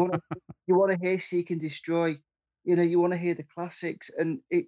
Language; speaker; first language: English; native; English